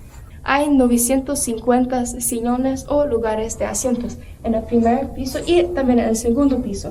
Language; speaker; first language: Spanish; non-native, local second language; Low German